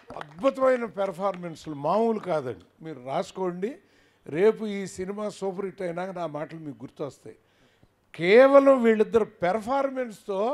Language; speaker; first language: Telugu; native; Telugu